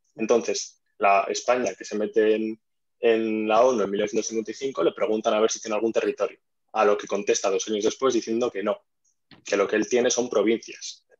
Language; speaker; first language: Spanish; non-native, fluent; Arabic